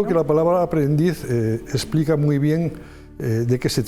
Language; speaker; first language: Spanish; native; Spanish